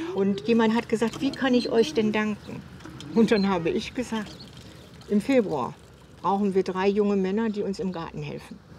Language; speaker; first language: German; native; German